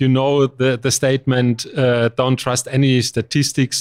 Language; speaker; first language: English; non-native, fluent; German